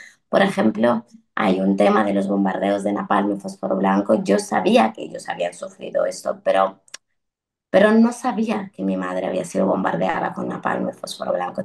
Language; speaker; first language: Spanish; early bilingual, other home language; Arabic